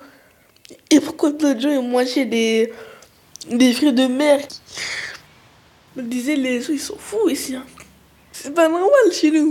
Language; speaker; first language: French; early bilingual, other home language; Arabic